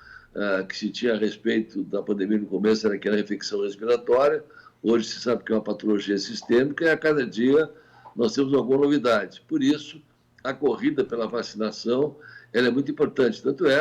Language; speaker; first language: Portuguese; native; Portuguese